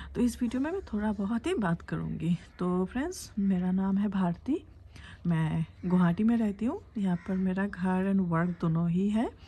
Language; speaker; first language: Hindi; non-native, local second language; Assamese